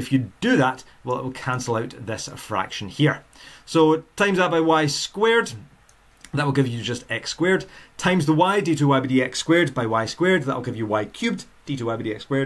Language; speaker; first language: English; native; English